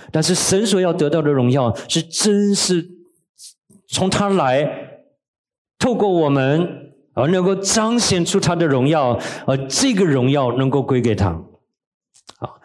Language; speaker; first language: Chinese; native; Chinese